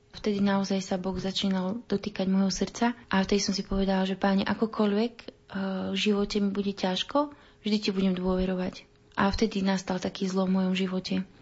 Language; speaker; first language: Slovak; native; Slovak